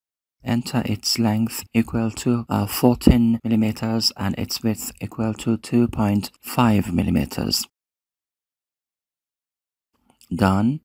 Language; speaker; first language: English; non-native, fluent; Persian